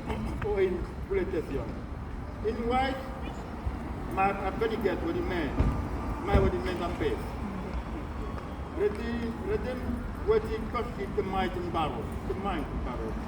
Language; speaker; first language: Welsh; non-native, fluent; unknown